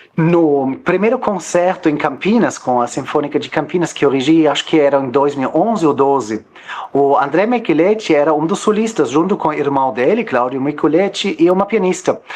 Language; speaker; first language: Portuguese; non-native, fluent; German